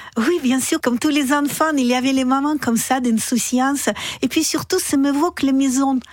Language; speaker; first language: French; non-native, fluent; Russian